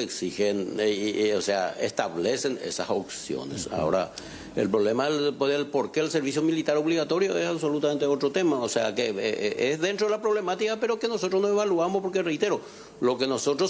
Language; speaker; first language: Spanish; native; Spanish